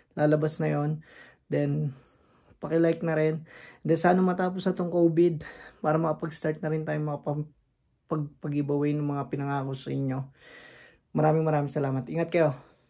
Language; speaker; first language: Filipino; native; Filipino